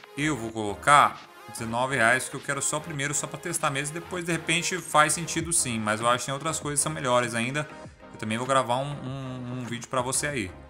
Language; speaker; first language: Portuguese; native; Portuguese